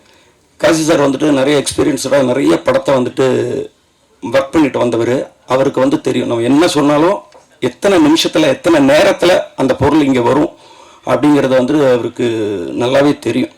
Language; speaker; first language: Tamil; native; Tamil